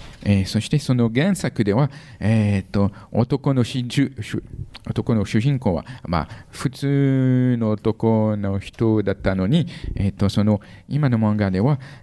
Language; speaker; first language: Japanese; non-native, fluent; French